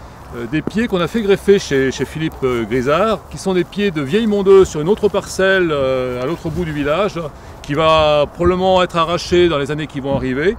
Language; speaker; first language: French; native; French